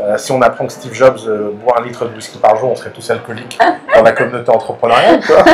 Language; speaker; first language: French; early bilingual, other home language; Arabic